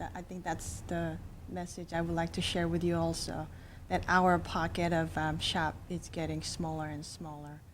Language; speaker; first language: English; non-native, fluent; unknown